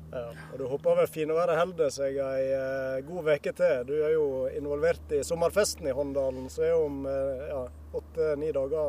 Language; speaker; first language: Norwegian; native; Norwegian